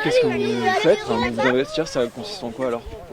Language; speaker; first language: French; native; French